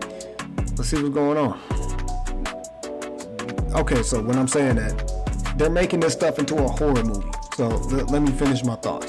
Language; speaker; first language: English; native; English